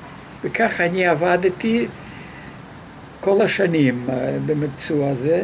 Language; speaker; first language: Hebrew; non-native, fluent; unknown